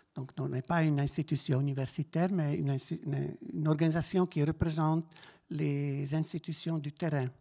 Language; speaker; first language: French; non-native, local second language; German